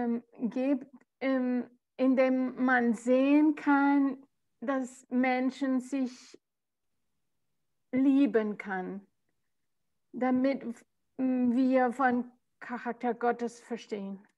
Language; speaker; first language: German; non-native, fluent; Spanish